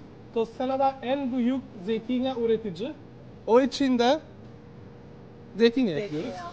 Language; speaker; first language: Turkish; non-native, learner; Italian